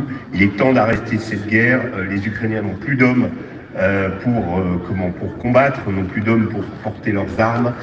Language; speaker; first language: French; native; French